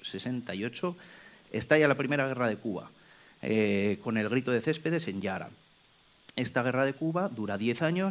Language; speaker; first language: Spanish; native; Spanish